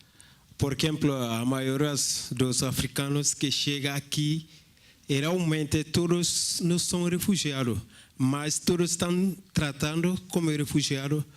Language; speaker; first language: Portuguese; non-native, learner; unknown